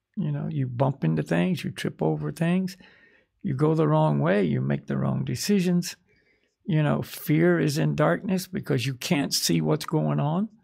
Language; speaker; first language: English; native; English